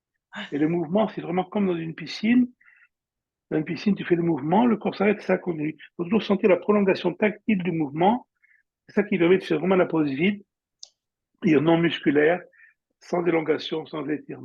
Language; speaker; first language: French; native; French